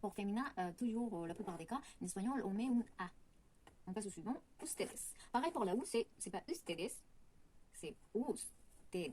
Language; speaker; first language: French; non-native, fluent; Spanish